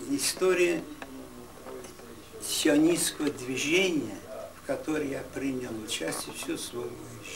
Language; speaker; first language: Russian; non-native, local second language; Yiddish